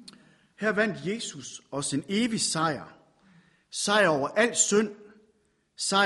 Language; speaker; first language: Danish; native; Danish